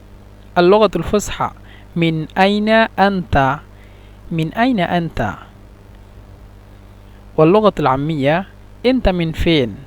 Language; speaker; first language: Arabic; non-native, fluent; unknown